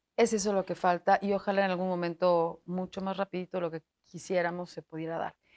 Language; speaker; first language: Spanish; native; Spanish